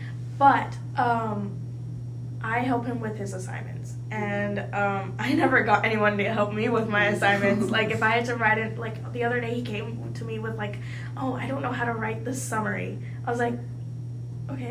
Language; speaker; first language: English; early bilingual, other home language; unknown